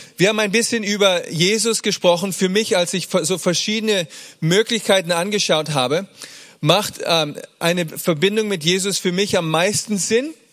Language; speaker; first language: German; early bilingual, other home language; English